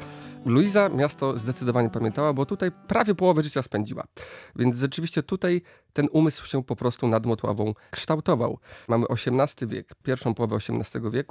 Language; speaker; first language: Polish; native; Polish